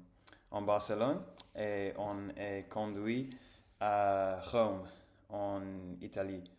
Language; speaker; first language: French; non-native, learner; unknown